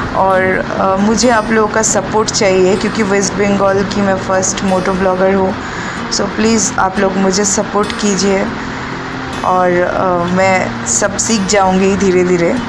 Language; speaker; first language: Hindi; non-native, local second language; Bangla